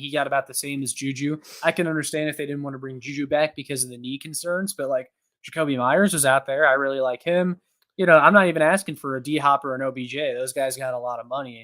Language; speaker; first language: English; native; English